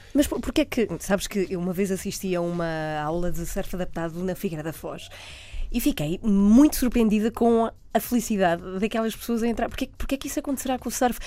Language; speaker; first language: Portuguese; native; Portuguese